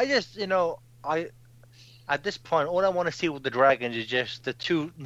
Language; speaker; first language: English; native; English